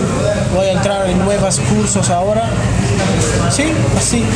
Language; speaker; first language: Spanish; non-native, learner; Arabic